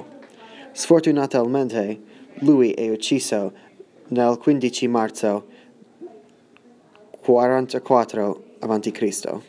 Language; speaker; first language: Italian; non-native, learner; English